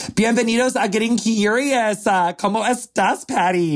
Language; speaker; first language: Spanish; non-native, learner; English